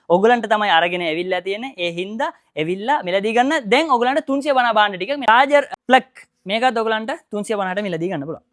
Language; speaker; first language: Sinhala; non-native, local second language; Tamil